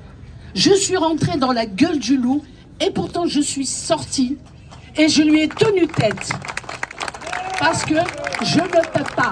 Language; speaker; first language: French; non-native, local second language; Kabyle